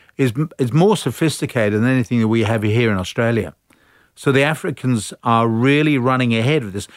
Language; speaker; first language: English; native; English